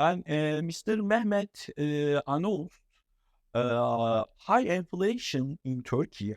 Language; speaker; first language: English; non-native, fluent; Turkish